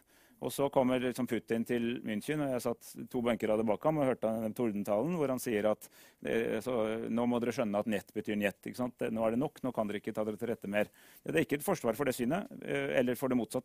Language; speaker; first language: Norwegian; native; Norwegian